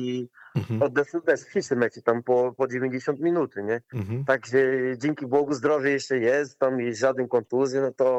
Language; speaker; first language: Polish; non-native, learner; Portuguese